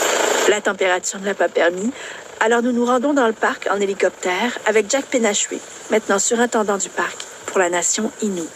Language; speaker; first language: French; native; French